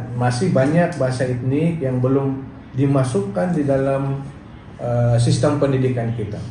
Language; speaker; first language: Malay; non-native, local second language; Central Dusun